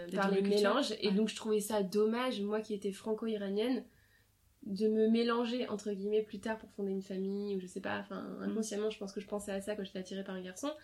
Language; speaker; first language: French; native; French